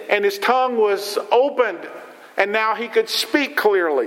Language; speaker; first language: English; native; English